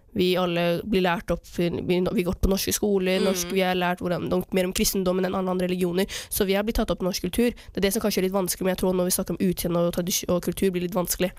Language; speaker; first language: Norwegian; early bilingual, other home language; Tigrinya